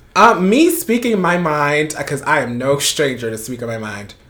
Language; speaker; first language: English; non-native, fluent; Spanish